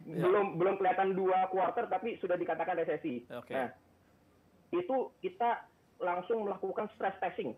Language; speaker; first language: Indonesian; native; Indonesian